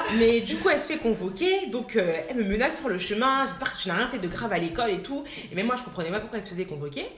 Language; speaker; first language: French; native; French